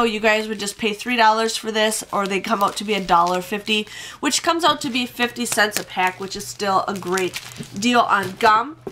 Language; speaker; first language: English; native; English